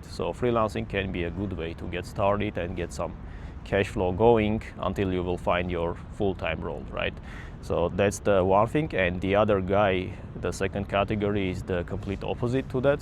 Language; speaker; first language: English; non-native, fluent; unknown